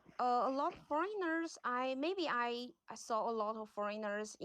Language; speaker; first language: English; non-native, learner; Chinese